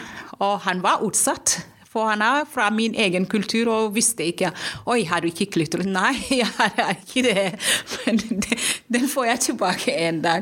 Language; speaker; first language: Norwegian; non-native, fluent; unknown